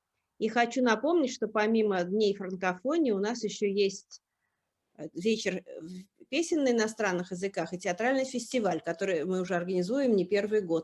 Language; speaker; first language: Russian; native; Russian